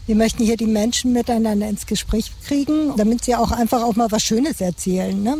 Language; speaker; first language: German; native; German